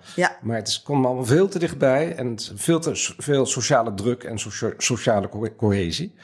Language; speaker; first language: Dutch; native; Dutch